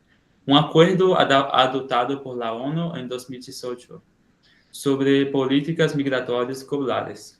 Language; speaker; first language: Spanish; non-native, learner; Portuguese